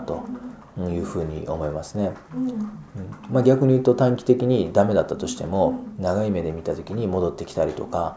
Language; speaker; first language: Japanese; native; Japanese